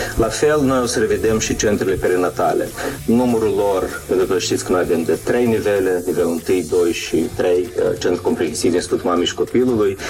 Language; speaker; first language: Romanian; native; Romanian